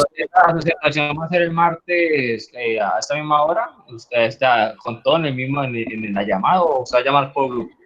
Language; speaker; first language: Spanish; native; Spanish